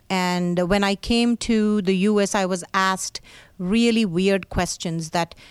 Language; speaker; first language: English; non-native, local second language; Hindi